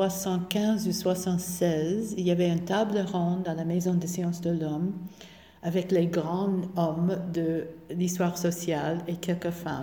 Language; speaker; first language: French; non-native, fluent; English